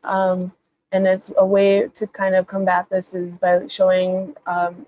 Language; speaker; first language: English; native; English